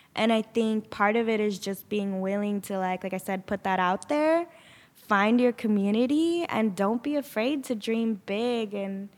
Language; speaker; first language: English; native; English